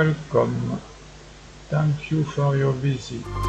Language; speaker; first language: English; non-native, learner; French